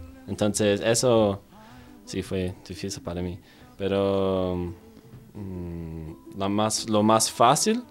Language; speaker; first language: Spanish; non-native, fluent; English